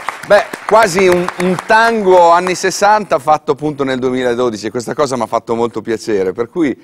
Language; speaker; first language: Italian; native; Italian